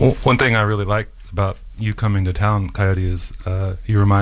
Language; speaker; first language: English; native; English